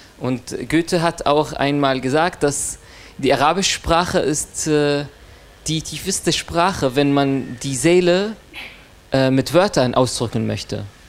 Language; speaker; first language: German; non-native, fluent; Arabic